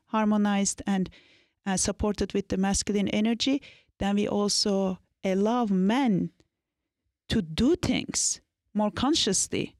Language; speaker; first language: English; non-native, fluent; Turkish